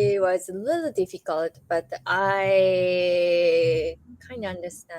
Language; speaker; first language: English; non-native, learner; Japanese